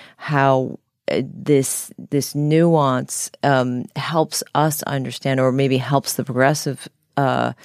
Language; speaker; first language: English; native; English